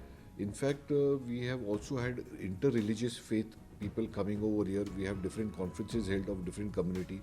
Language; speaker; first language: English; non-native, local second language; Hindi